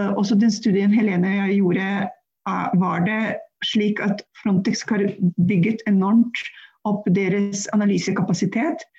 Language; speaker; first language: Norwegian; non-native, fluent; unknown